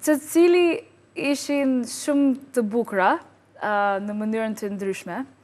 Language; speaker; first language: Albanian; non-native, learner; English